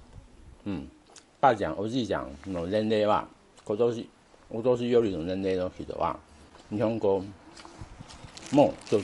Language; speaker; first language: Japanese; non-native, learner; Chinese